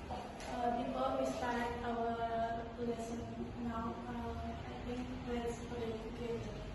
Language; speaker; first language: English; non-native, learner; Indonesian